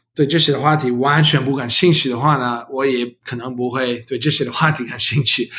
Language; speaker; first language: Chinese; non-native, learner; English